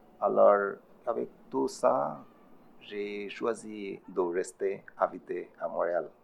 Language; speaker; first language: French; non-native, learner; Bangla